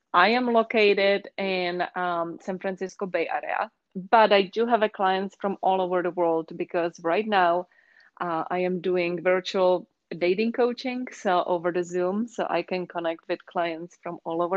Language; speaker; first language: English; non-native, fluent; Czech